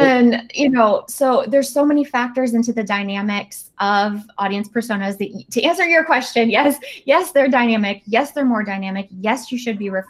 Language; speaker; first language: English; native; English